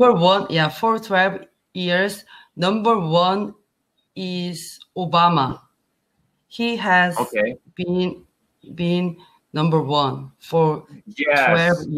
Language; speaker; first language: English; non-native, learner; Korean